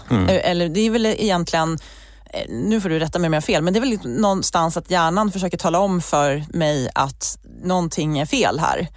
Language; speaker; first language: Swedish; native; Swedish